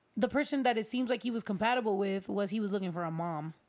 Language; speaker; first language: English; early bilingual, other home language; Spanish